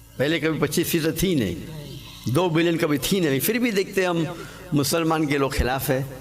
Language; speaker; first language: Urdu; non-native, local second language; English